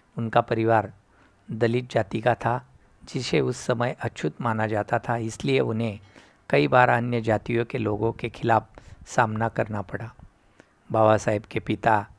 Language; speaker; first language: Hindi; non-native, local second language; Marathi